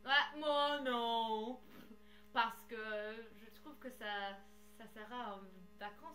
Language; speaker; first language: French; non-native, learner; English